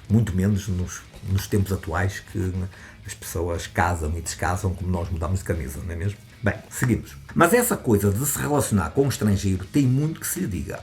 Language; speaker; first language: Portuguese; native; Portuguese